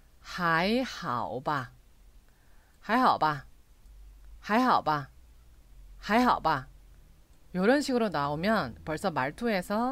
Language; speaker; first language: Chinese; non-native, fluent; Korean